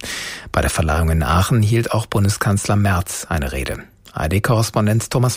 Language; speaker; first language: German; native; German